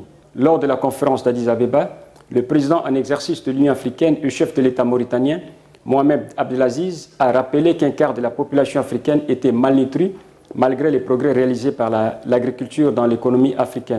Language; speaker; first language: French; non-native, fluent; Portuguese